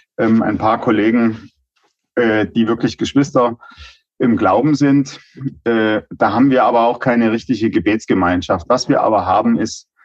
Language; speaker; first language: German; native; German